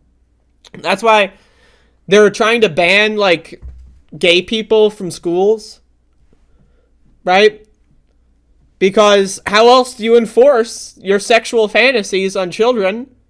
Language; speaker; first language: English; native; English